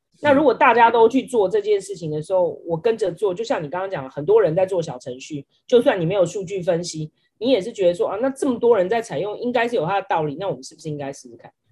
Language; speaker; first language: Chinese; native; Chinese